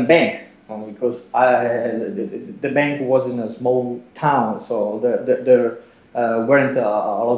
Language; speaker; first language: English; non-native, fluent; Italian